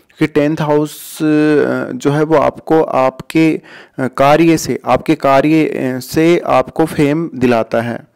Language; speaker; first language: Hindi; native; Hindi